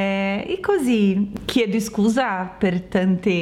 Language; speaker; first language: Italian; non-native, learner; Portuguese